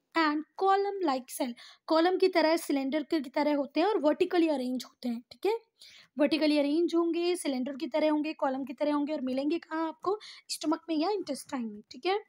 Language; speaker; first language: Hindi; native; Hindi